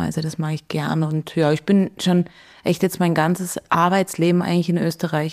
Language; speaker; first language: German; native; German